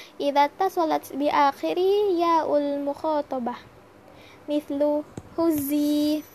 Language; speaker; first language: Arabic; non-native, learner; Indonesian